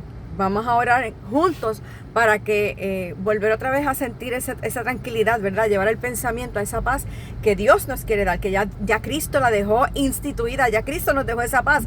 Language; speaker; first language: Spanish; native; Spanish